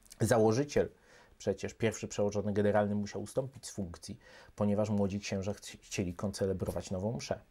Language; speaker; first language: Polish; native; Polish